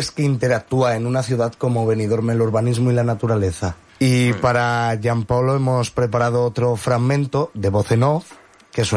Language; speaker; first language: Spanish; native; Spanish